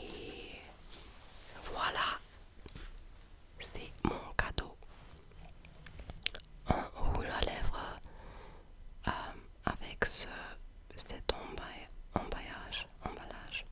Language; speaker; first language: French; non-native, learner; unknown